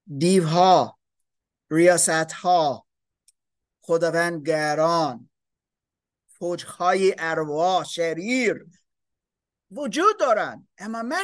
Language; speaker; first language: Persian; non-native, fluent; English